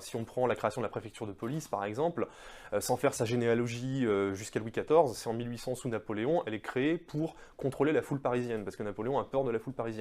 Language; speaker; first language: French; native; French